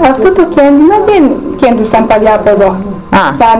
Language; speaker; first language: Greek; non-native, local second language; Turkish